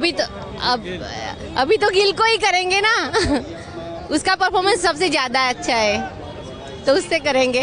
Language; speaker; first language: Hindi; non-native, local second language; Gujarati